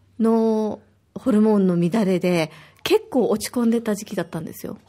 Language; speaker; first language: Japanese; native; Japanese